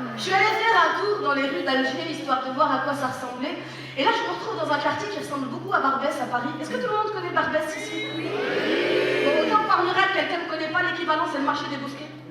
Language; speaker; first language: French; early bilingual, other home language; Arabic